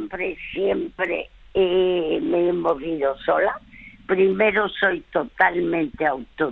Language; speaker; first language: Spanish; early bilingual, other home language; French